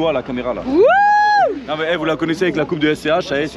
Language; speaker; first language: French; native; French